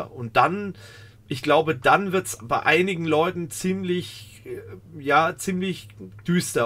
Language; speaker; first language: German; native; German